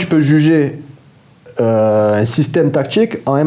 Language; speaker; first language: French; native; French